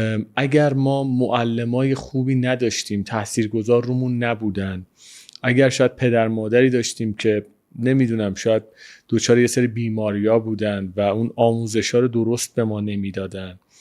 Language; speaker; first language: Persian; native; Persian